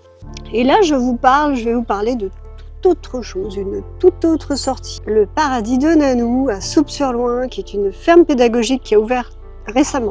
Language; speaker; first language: French; native; French